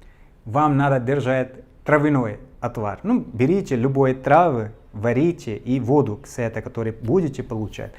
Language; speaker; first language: Russian; non-native, learner; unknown